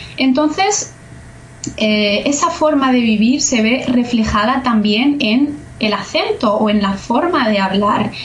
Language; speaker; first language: Spanish; native; Spanish